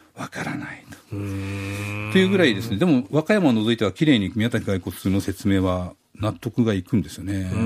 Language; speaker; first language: Japanese; native; Japanese